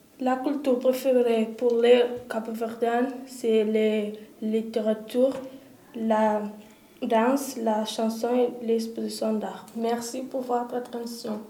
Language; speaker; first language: French; non-native, learner; Kabuverdianu